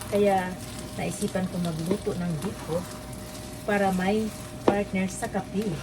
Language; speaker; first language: Filipino; non-native, local second language; Cebuano